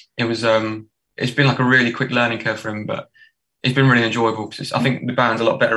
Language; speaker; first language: English; native; English